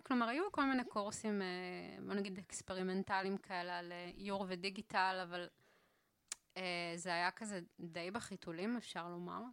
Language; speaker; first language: Hebrew; native; Hebrew